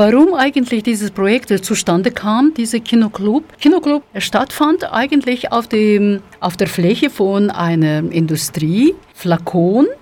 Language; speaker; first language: German; non-native, fluent; Russian